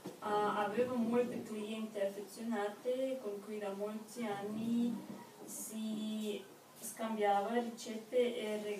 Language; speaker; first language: Italian; non-native, learner; Russian